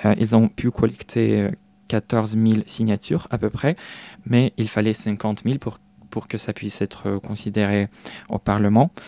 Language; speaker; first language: French; non-native, fluent; Russian